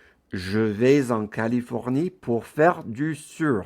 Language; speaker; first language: French; non-native, fluent; English